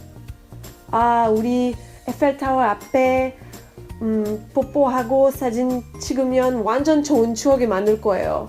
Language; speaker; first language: Korean; non-native, fluent; French